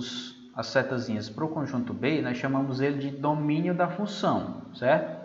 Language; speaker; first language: Portuguese; native; Portuguese